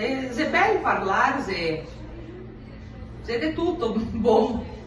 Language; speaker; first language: Italian; non-native, learner; Portuguese